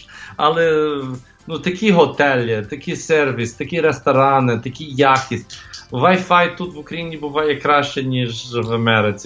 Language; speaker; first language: Ukrainian; early bilingual, heritage; English